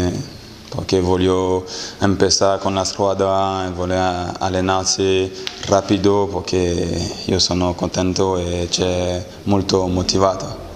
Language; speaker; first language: Italian; non-native, learner; French